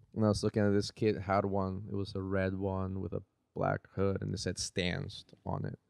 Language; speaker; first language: English; early bilingual, other home language; Spanish